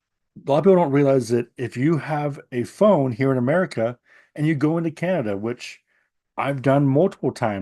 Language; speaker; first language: English; native; English